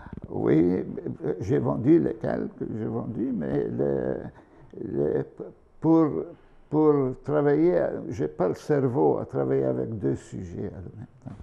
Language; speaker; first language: French; non-native, fluent; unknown